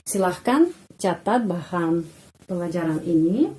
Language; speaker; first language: Indonesian; non-native, fluent; Russian